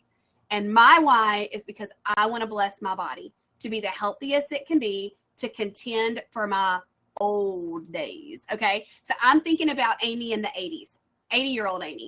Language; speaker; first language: English; native; English